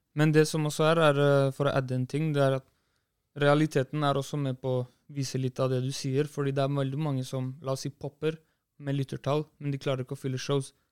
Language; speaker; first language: Norwegian; early bilingual, other home language; Kurdish